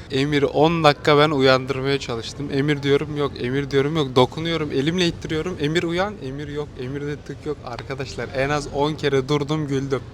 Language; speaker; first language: Turkish; native; Turkish